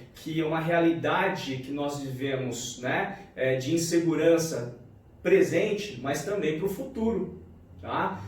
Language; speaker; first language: Portuguese; native; Portuguese